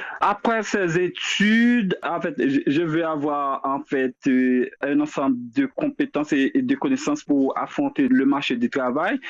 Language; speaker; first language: French; non-native, local second language; Haitian Creole